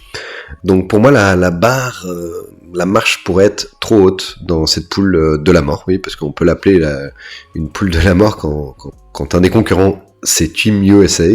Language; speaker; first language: French; native; French